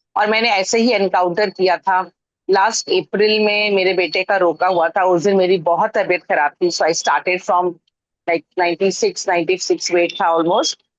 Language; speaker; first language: Hindi; native; Hindi